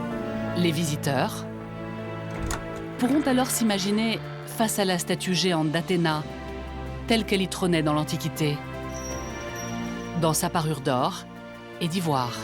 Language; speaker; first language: French; native; French